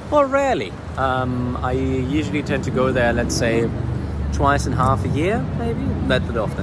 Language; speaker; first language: English; non-native, fluent; German